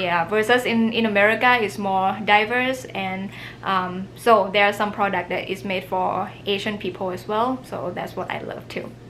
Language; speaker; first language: English; non-native, fluent; Thai